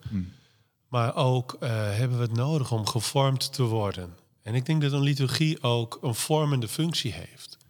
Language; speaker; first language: Dutch; native; Dutch